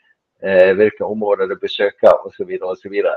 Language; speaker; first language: Norwegian; non-native, fluent; German